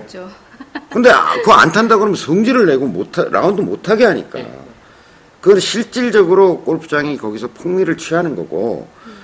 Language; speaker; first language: Korean; native; Korean